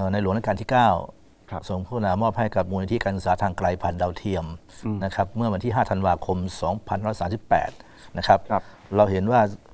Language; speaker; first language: Thai; native; Thai